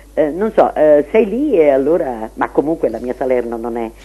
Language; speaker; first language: Italian; native; Italian